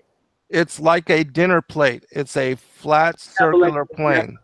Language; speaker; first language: English; native; English